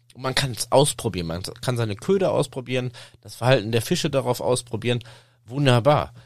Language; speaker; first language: German; native; German